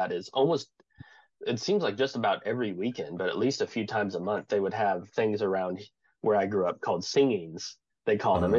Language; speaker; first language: English; native; English